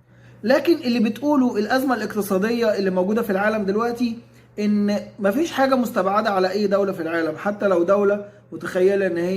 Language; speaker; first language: Arabic; native; Arabic